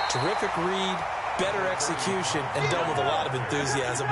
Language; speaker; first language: English; native; English